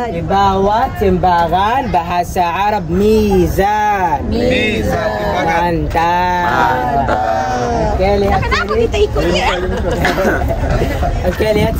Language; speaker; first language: Indonesian; non-native, learner; Arabic